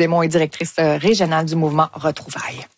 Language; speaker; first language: French; native; French